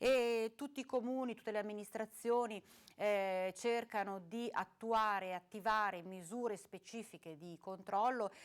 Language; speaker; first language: Italian; native; Italian